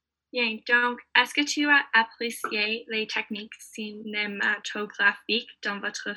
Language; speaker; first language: French; non-native, learner; English